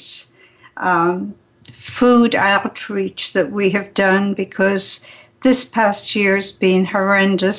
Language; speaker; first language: English; native; English